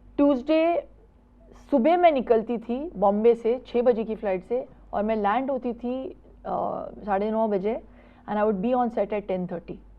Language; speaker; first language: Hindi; non-native, local second language; Tulu